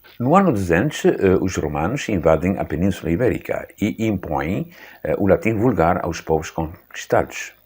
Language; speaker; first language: Portuguese; native; Portuguese